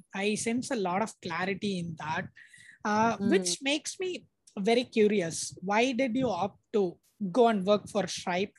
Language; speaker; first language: English; non-native, local second language; Tamil